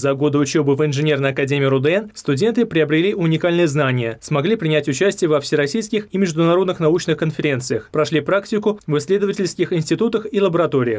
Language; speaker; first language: Russian; native; Russian